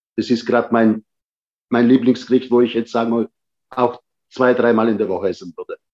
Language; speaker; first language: German; native; German